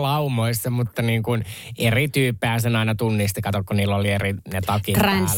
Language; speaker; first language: Finnish; native; Finnish